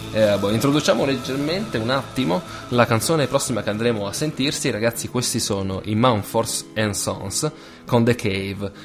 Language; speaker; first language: Italian; native; Italian